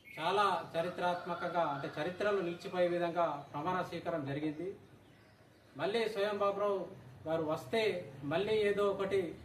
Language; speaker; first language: Telugu; non-native, local second language; Gondi